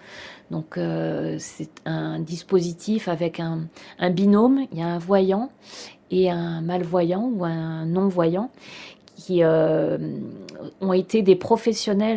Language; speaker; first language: French; native; French